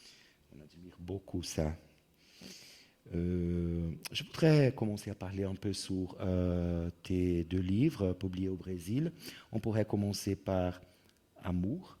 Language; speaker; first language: French; non-native, fluent; Portuguese